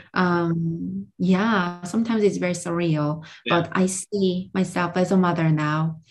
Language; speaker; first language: English; non-native, fluent; Korean